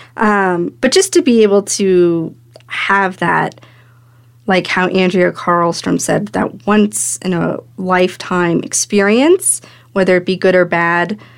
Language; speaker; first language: English; native; English